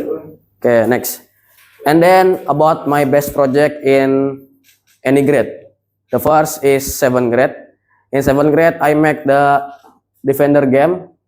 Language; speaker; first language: English; non-native, learner; Indonesian